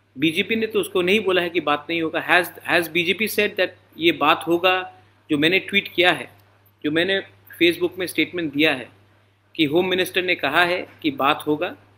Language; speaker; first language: Hindi; non-native, local second language; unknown